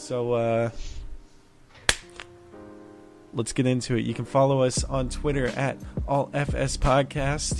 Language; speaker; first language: English; native; English